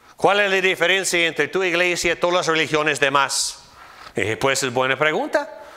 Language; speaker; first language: Spanish; non-native, fluent; English